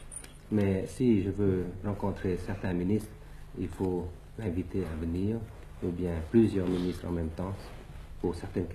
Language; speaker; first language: French; early bilingual, other home language; Thai